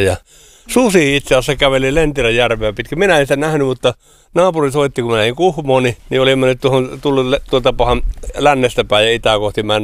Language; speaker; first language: Finnish; native; Finnish